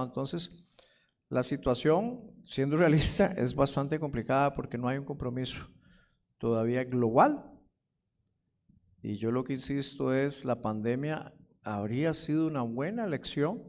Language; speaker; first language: Spanish; native; Spanish